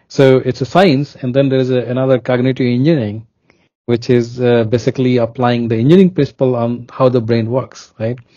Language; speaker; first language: English; non-native, local second language; Hindi